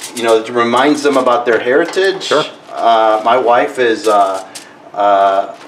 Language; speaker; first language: English; early bilingual, other home language; Spanish